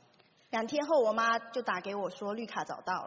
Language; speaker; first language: Chinese; native; Chinese